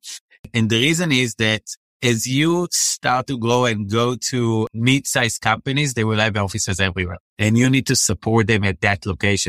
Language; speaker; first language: English; non-native, fluent; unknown